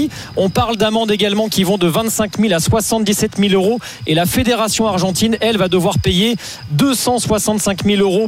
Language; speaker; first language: French; native; French